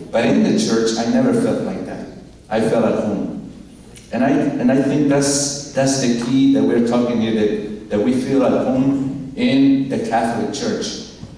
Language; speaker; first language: English; non-native, fluent; Spanish